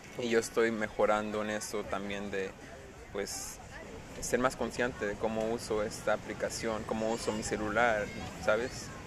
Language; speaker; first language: Spanish; early bilingual, heritage; Spanish